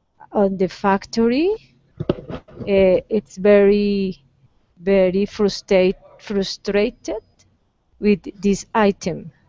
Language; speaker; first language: English; non-native, learner; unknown